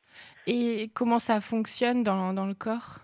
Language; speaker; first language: French; native; French